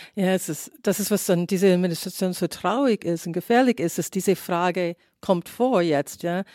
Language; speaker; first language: German; non-native, fluent; English